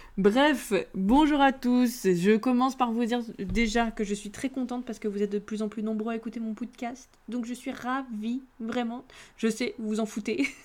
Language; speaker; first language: French; native; French